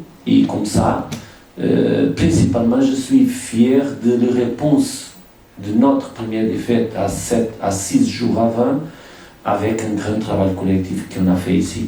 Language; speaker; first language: French; non-native, fluent; Portuguese